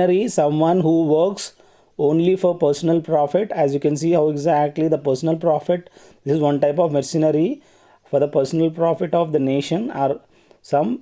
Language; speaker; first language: English; non-native, local second language; Telugu